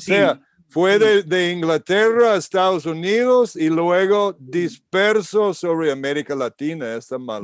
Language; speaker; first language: Spanish; non-native, fluent; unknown